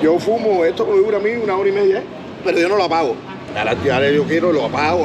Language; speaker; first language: Spanish; native; Spanish